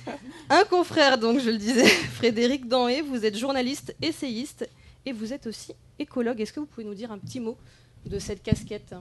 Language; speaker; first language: French; native; French